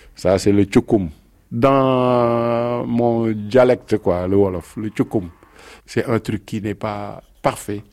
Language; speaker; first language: French; non-native, local second language; Wolof